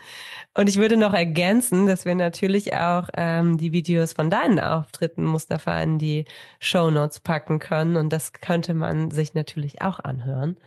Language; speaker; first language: German; native; German